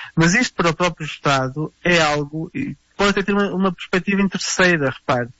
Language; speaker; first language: Portuguese; native; Portuguese